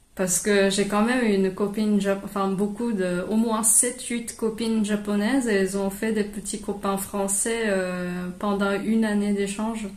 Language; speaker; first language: French; non-native, fluent; Japanese